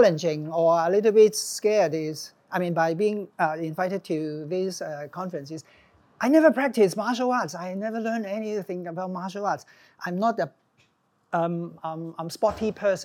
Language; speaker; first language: English; non-native, local second language; Cantonese